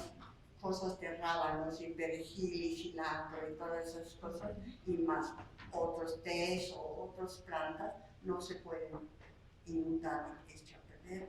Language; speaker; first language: Spanish; non-native, fluent; Slovak